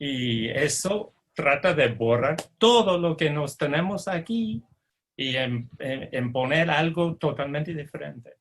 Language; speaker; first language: Spanish; non-native, fluent; English